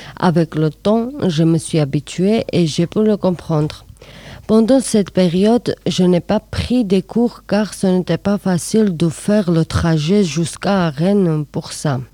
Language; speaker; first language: French; non-native, learner; Georgian